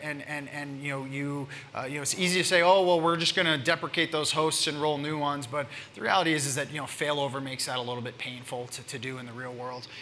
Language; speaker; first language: English; native; English